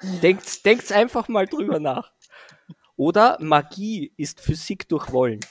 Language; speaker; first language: German; native; German